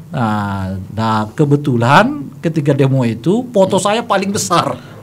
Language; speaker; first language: Indonesian; native; Indonesian